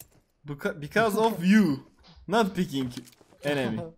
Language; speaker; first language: English; non-native, learner; Turkish